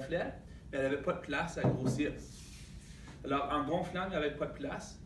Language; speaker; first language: French; native; French